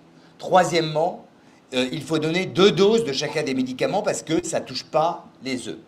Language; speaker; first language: French; native; French